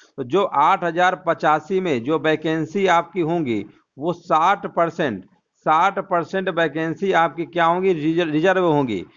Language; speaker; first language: Hindi; native; Hindi